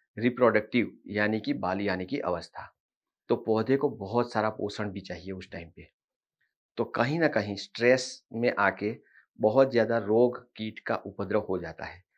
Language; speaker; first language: Hindi; non-native, local second language; Marathi